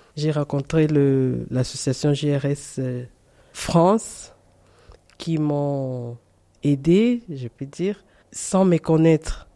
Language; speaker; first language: French; non-native, fluent; Portuguese